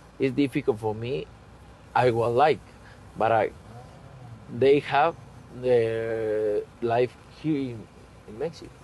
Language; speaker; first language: English; non-native, learner; Spanish